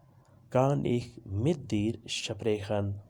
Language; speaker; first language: German; non-native, fluent; Urdu